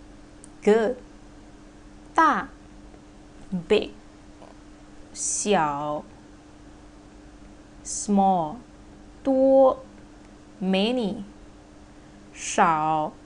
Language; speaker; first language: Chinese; non-native, fluent; Thai